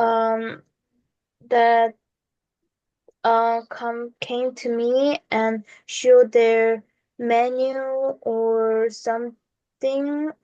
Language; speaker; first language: English; non-native, learner; Korean